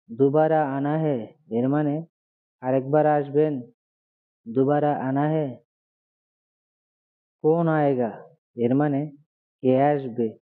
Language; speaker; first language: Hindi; non-native, fluent; Bangla